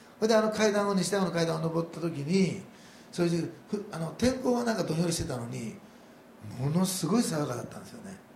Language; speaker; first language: Japanese; native; Japanese